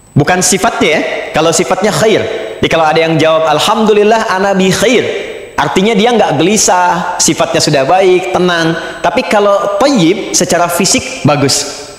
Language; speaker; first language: Indonesian; native; Indonesian